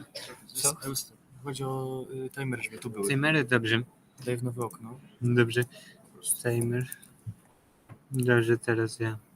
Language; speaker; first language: Polish; non-native, fluent; Ukrainian